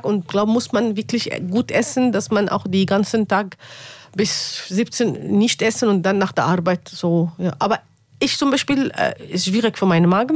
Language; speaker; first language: German; non-native, learner; Arabic